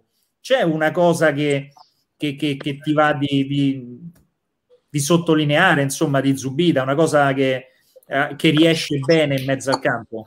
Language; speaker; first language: Italian; native; Italian